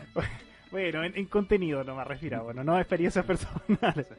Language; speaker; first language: Spanish; native; Spanish